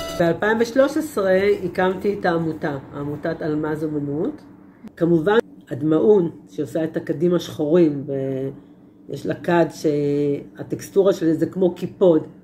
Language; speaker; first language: Hebrew; native; Hebrew